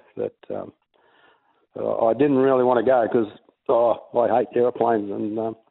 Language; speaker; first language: English; native; English